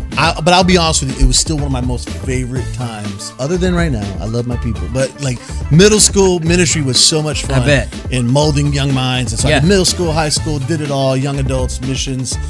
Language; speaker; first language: English; native; English